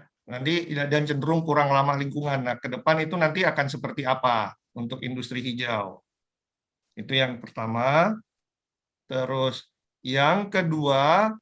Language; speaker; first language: Indonesian; native; Indonesian